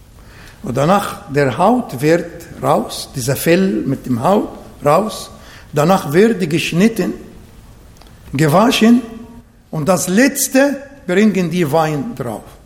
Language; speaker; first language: German; non-native, fluent; Arabic